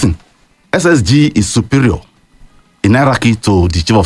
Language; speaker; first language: English; non-native, local second language; Yoruba